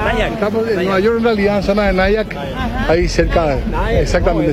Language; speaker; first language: Spanish; native; Spanish